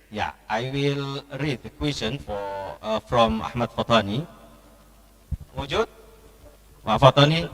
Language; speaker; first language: English; non-native, learner; Indonesian